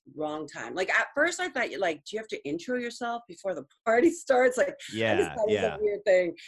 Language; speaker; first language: English; early bilingual, other home language; Spanish